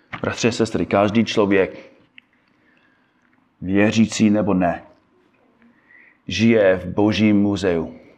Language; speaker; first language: Czech; non-native, fluent; English